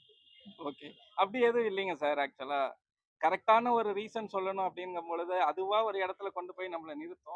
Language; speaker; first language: Tamil; native; Tamil